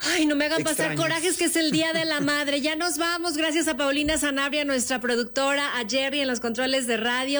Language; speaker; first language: Spanish; native; Spanish